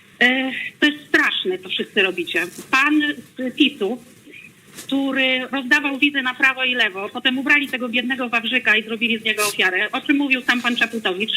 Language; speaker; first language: Polish; native; Polish